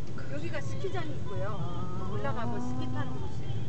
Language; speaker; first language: Korean; native; Korean